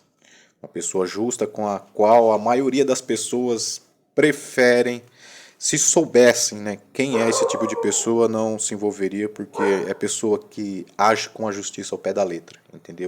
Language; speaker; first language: Portuguese; native; Portuguese